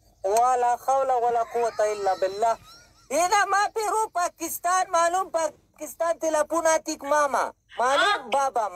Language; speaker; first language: Arabic; non-native, learner; Pashto